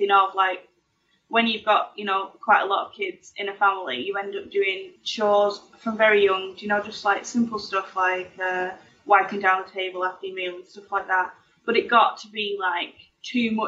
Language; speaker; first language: English; native; English